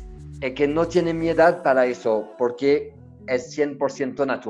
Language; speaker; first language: Spanish; non-native, learner; French